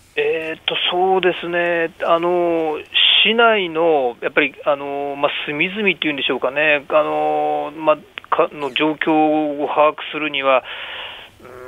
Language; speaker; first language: Japanese; native; Japanese